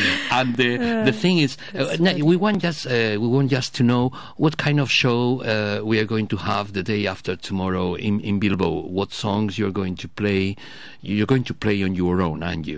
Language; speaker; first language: English; non-native, fluent; Basque